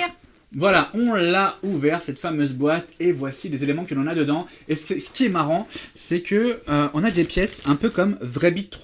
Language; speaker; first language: French; native; French